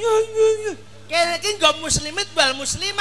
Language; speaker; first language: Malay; non-native, local second language; Javanese